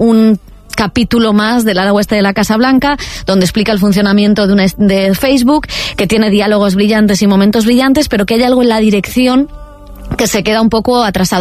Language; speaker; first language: Spanish; native; Spanish